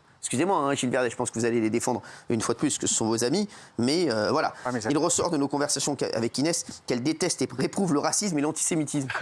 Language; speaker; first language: French; native; French